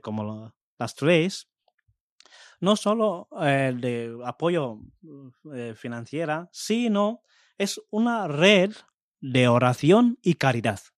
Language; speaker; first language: Spanish; non-native, fluent; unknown